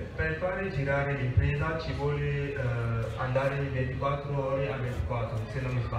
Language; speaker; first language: Italian; non-native, fluent; French